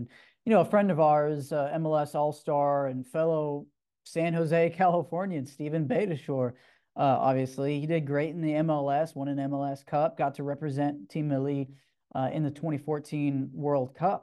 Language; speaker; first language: English; native; English